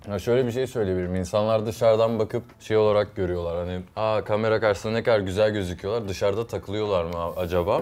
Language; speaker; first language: Turkish; early bilingual, heritage; English